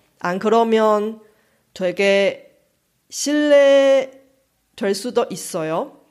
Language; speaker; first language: Korean; non-native, fluent; Chinese